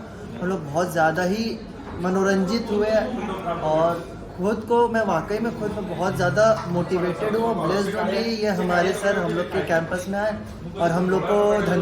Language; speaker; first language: Hindi; native; Hindi